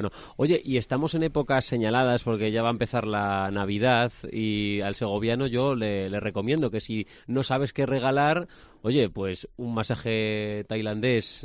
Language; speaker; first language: Spanish; native; Spanish